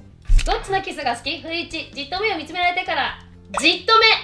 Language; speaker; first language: Japanese; native; Japanese